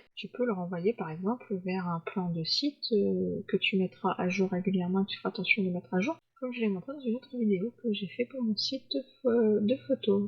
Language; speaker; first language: French; native; French